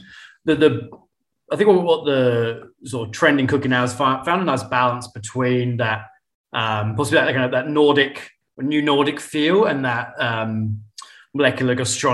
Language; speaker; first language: English; native; English